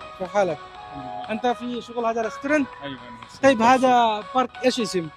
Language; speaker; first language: Arabic; non-native, learner; Bangla